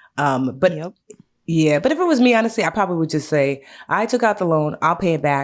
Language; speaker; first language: English; native; English